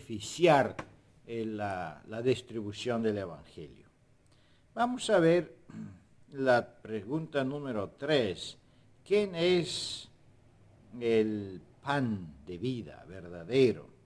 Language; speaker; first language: Spanish; non-native, fluent; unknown